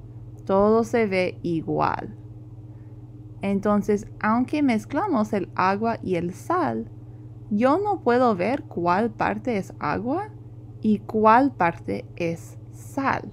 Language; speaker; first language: Spanish; non-native, fluent; English